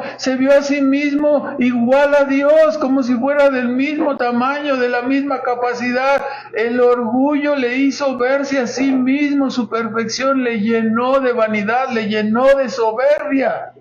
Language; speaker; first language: Spanish; native; Spanish